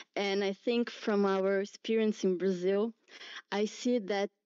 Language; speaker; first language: English; non-native, fluent; Portuguese